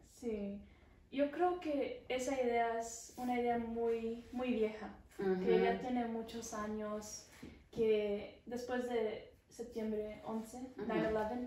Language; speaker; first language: Spanish; early bilingual, heritage; Spanish